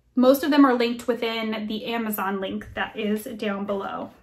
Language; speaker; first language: English; native; English